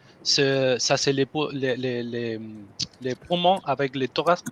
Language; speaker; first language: French; non-native, learner; Spanish